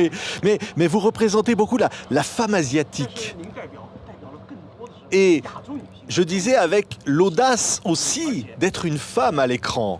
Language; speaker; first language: French; native; French